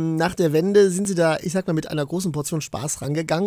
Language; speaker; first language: German; native; German